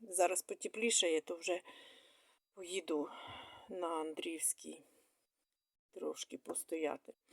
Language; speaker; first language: Ukrainian; non-native, local second language; Russian